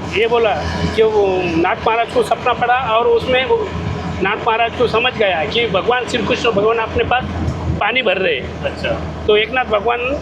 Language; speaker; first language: Hindi; non-native, local second language; Marathi